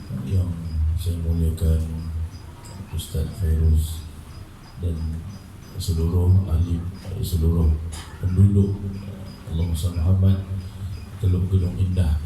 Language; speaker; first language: Malay; native; Malay